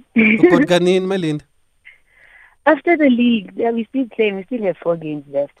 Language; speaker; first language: English; non-native, local second language; Xhosa